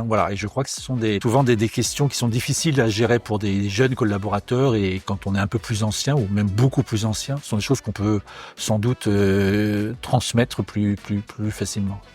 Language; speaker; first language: French; native; French